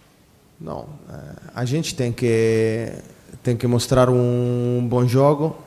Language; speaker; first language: Portuguese; non-native, fluent; Italian